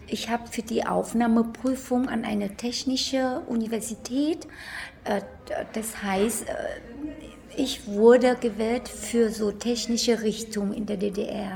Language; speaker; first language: German; non-native, fluent; Vietnamese